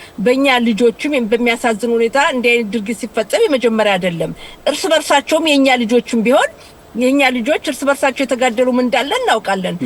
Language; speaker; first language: Amharic; native; Amharic